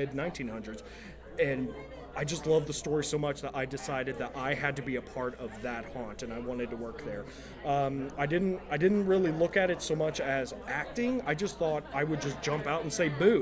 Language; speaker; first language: English; native; English